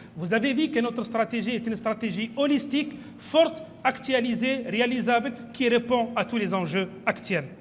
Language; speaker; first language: French; non-native, local second language; Arabic